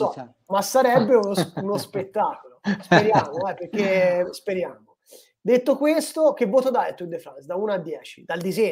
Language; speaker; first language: Italian; native; Italian